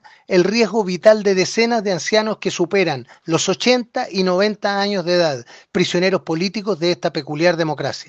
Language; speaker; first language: Spanish; native; Spanish